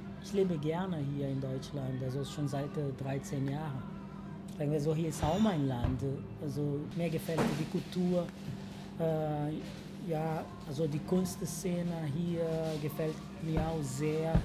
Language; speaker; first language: German; non-native, learner; Portuguese